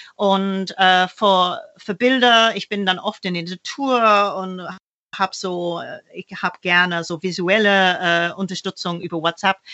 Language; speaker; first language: German; non-native, fluent; English